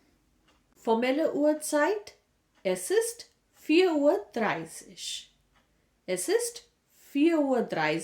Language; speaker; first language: German; non-native, fluent; Hindi